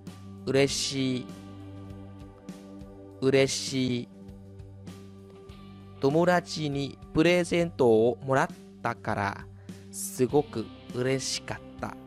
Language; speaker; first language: Japanese; non-native, fluent; Vietnamese